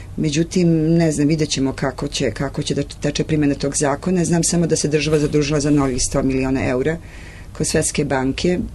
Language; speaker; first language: Serbian; native; Serbian